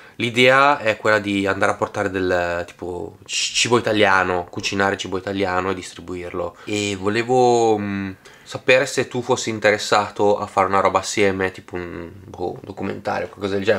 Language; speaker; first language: Italian; native; Italian